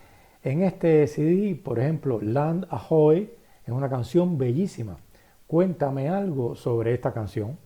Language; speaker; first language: Spanish; native; Spanish